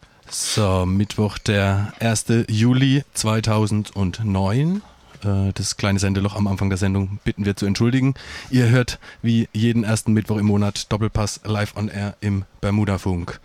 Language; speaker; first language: German; native; German